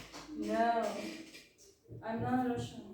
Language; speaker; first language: English; non-native, learner; Turkish